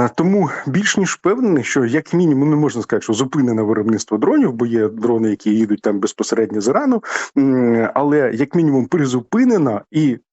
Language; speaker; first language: Ukrainian; native; Ukrainian